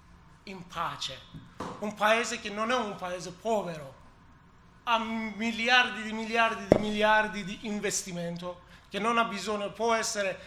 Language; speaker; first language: Italian; non-native, learner; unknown